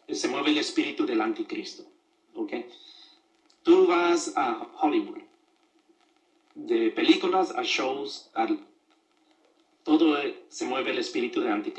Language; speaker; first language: Spanish; early bilingual, other home language; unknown